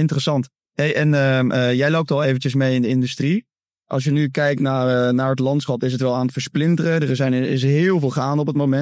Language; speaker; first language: Dutch; native; Dutch